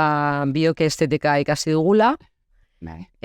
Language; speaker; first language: Basque; non-native, local second language; Spanish